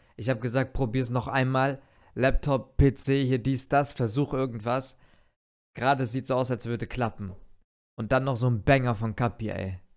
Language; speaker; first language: German; early bilingual, other home language; Turkish